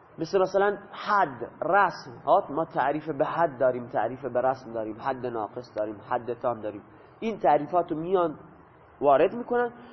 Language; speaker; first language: Persian; native; Persian